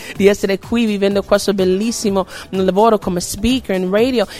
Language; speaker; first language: Italian; non-native, fluent; English